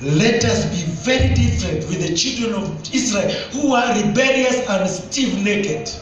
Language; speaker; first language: English; non-native, local second language; Swahili